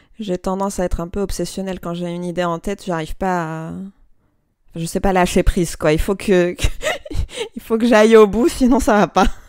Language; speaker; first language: French; non-native, local second language; Kabyle